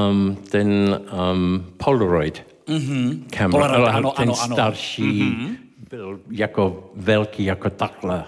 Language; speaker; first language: Czech; non-native, learner; English